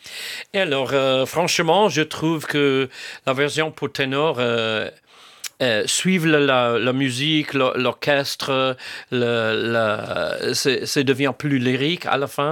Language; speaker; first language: French; non-native, fluent; English